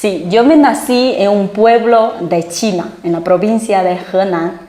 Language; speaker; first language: Spanish; non-native, fluent; Chinese